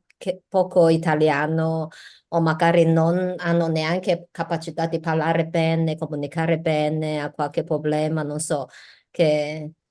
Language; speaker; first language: Italian; non-native, learner; Chinese